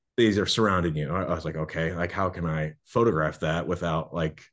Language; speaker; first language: English; native; English